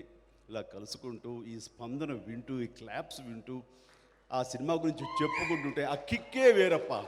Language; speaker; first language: Telugu; native; Telugu